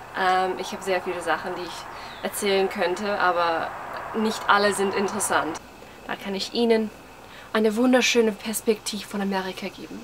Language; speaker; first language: German; early bilingual, heritage; English